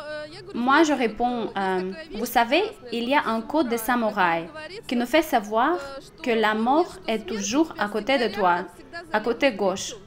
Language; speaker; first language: French; non-native, fluent; Russian